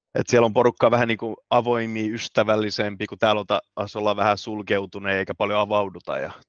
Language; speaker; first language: Finnish; early bilingual, other home language; Bosnian